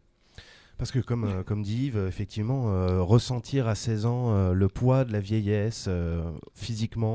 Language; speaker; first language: French; native; French